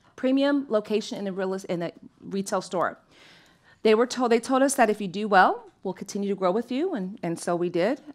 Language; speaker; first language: English; native; English